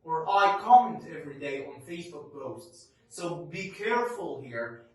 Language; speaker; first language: English; non-native, fluent; Arabic